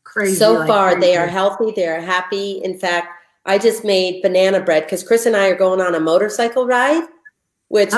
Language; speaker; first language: English; native; English